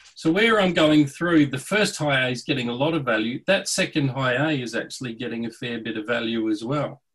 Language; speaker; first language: English; native; English